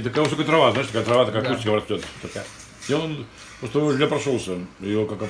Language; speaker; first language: Russian; native; Russian